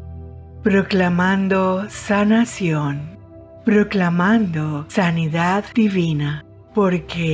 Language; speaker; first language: Spanish; native; Spanish